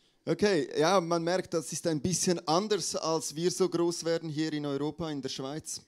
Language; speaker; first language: German; native; German